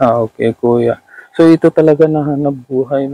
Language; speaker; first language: Filipino; non-native, learner; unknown